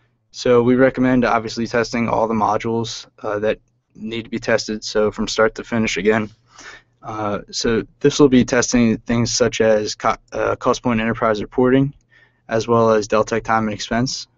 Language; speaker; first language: English; native; English